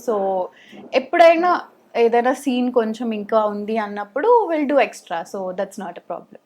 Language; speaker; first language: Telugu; native; Telugu